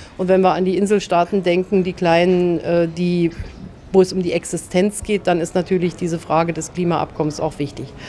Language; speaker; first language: German; native; German